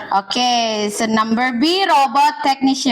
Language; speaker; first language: English; non-native, learner; Indonesian